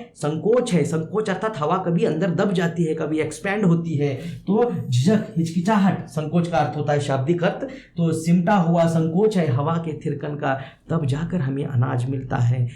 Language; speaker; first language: Hindi; non-native, local second language; Kannada